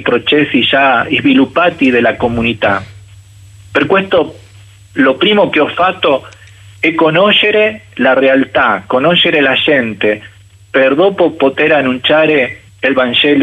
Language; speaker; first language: Italian; non-native, fluent; Spanish